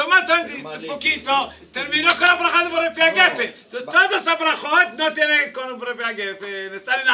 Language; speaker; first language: Spanish; non-native, learner; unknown